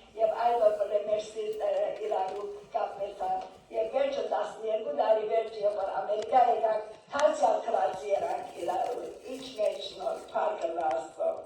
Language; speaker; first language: Armenian; early bilingual, heritage; Armenian